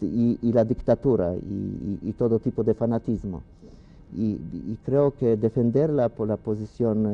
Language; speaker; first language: Spanish; non-native, fluent; Polish